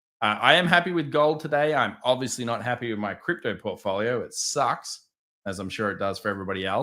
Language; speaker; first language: English; native; English